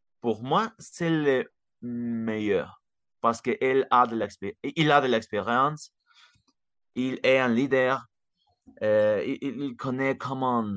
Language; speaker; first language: French; non-native, learner; Spanish